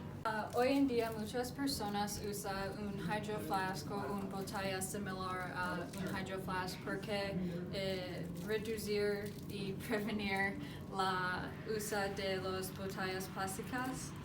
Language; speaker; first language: Spanish; non-native, learner; English